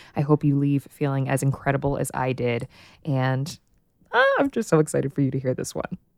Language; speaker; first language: English; native; English